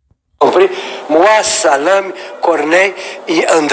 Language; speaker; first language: French; non-native, learner; Portuguese